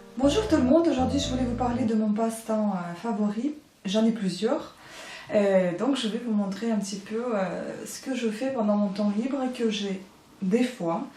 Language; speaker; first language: French; non-native, fluent; Ukrainian